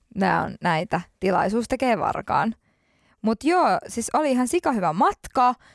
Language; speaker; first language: Finnish; native; Finnish